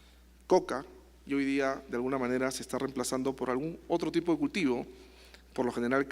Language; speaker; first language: Spanish; native; Spanish